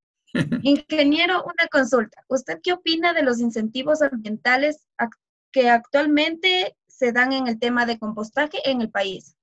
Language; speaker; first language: Spanish; native; Spanish